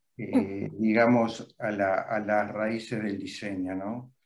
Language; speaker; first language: Spanish; native; Spanish